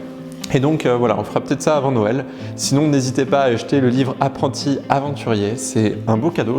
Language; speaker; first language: French; native; French